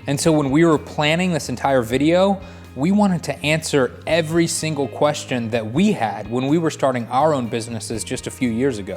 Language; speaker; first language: English; native; English